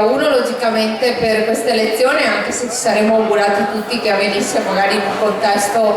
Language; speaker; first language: Italian; native; Italian